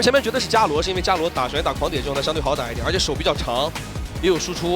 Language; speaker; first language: Chinese; native; Chinese